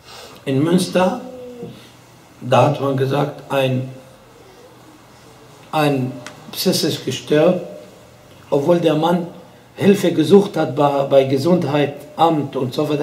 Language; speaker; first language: German; non-native, fluent; Arabic